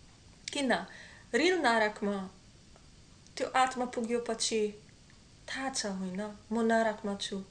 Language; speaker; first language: Nepali; non-native, learner; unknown